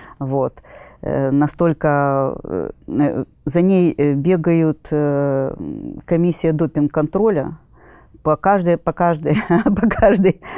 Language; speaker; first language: Russian; native; Russian